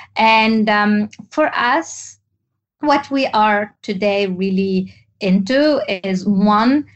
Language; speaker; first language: English; non-native, fluent; Arabic